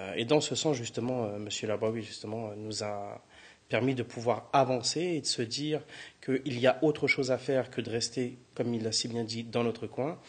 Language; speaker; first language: French; native; French